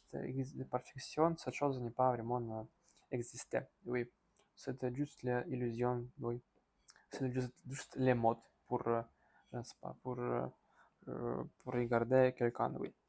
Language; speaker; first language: French; non-native, learner; Russian